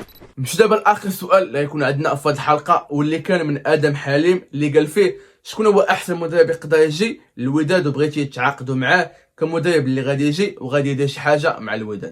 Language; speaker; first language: Arabic; native; Arabic